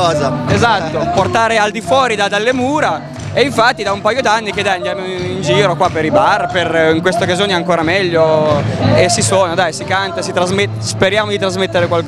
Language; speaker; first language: Italian; native; Italian